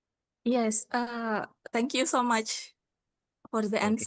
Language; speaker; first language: English; non-native, learner; Indonesian